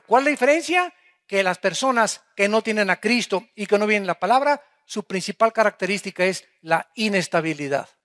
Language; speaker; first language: Spanish; native; Spanish